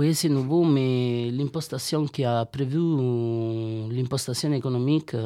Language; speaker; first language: French; non-native, learner; Italian